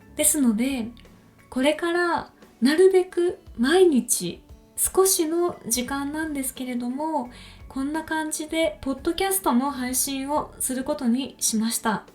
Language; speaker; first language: Japanese; native; Japanese